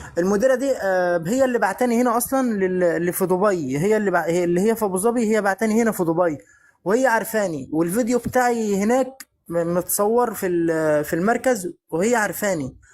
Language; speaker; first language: Arabic; native; Arabic